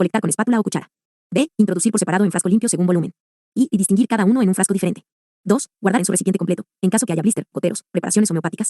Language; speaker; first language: Spanish; native; Spanish